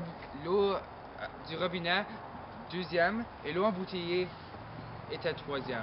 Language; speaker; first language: French; non-native, local second language; English